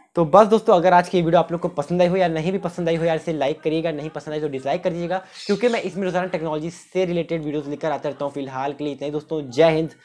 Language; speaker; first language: Hindi; native; Hindi